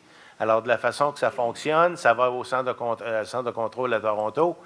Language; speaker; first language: French; native; French